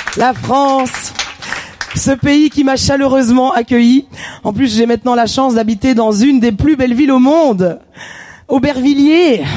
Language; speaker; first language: French; native; French